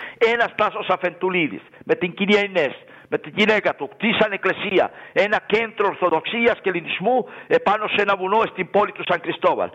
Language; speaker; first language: Greek; non-native, fluent; Spanish